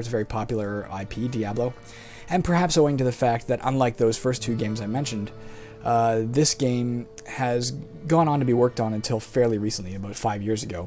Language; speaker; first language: English; native; English